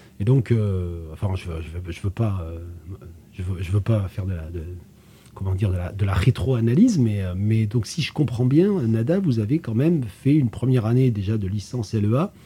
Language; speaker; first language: French; native; French